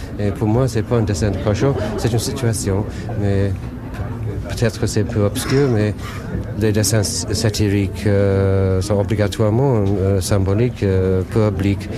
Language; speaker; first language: French; non-native, learner; English